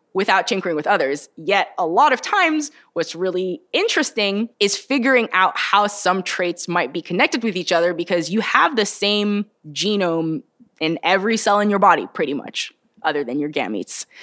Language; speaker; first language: English; early bilingual, other home language; Bulgarian